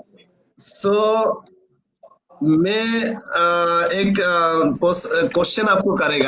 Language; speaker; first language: Hindi; non-native, fluent; Bangla